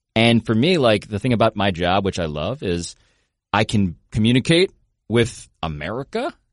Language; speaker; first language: English; native; English